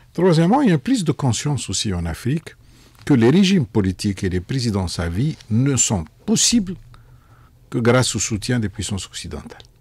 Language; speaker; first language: French; non-native, local second language; Arabic